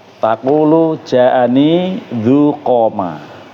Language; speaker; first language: Arabic; non-native, fluent; Indonesian